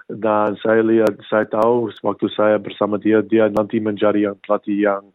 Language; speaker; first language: Indonesian; non-native, fluent; English